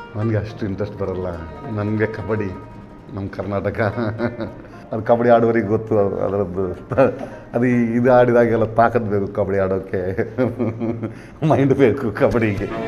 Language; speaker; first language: Kannada; non-native, local second language; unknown